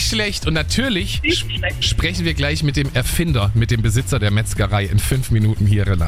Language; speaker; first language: German; native; German